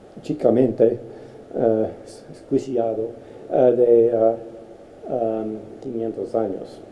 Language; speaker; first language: Spanish; non-native, fluent; English